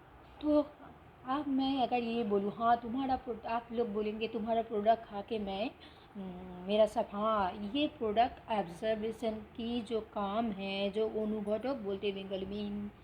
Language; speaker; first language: Hindi; non-native, local second language; Bangla